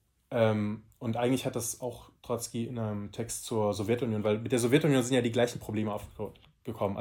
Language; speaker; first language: German; native; German